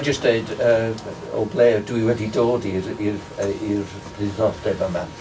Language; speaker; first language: Welsh; non-native, local second language; English